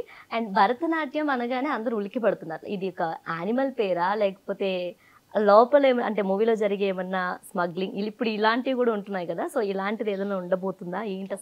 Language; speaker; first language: Telugu; native; Telugu